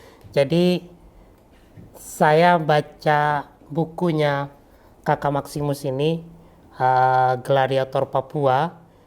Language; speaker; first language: Malay; native; Malay